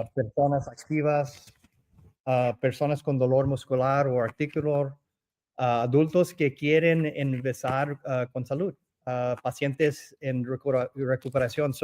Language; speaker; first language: Spanish; early bilingual, other home language; English